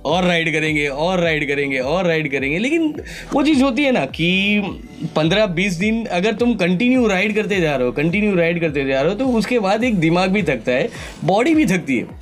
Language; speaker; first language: Hindi; non-native, local second language; Gujarati